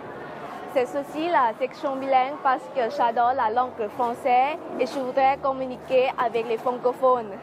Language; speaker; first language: French; non-native, fluent; Lao